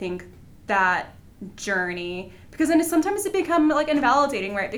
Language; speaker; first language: English; native; English